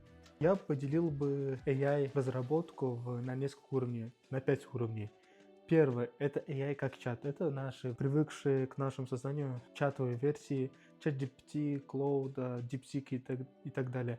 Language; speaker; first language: Russian; native; Russian